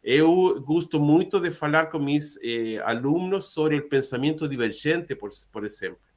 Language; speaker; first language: Portuguese; non-native, learner; Spanish